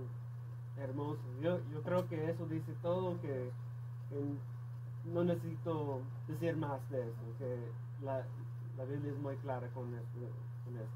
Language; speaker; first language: Spanish; non-native, fluent; English